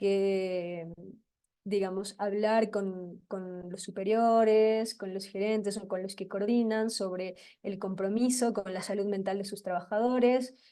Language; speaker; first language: Spanish; native; Spanish